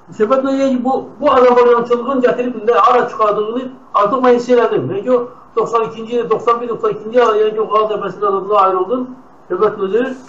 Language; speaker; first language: Azerbaijani; non-native, local second language; Talysh